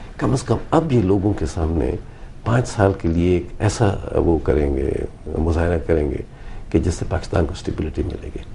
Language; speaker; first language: Urdu; non-native, local second language; Punjabi